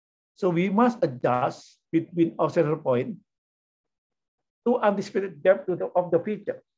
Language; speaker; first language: English; non-native, learner; Indonesian